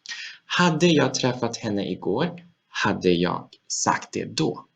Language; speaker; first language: Swedish; non-native, fluent; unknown